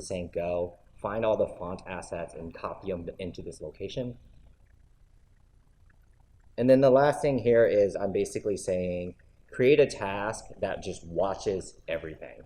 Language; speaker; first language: English; native; English